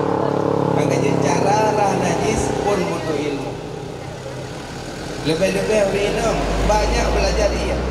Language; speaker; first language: Indonesian; non-native, local second language; Achinese